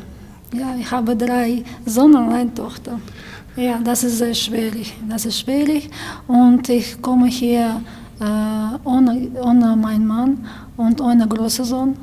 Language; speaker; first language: German; non-native, learner; Ukrainian